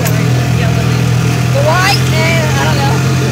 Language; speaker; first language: English; native; English